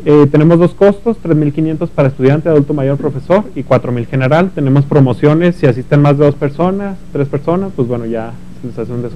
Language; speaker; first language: Spanish; native; Spanish